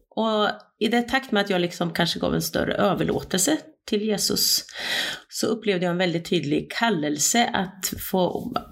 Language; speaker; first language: Swedish; native; Swedish